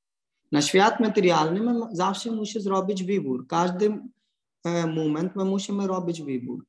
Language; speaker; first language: Polish; non-native, learner; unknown